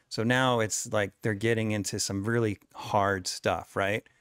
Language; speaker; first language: English; native; English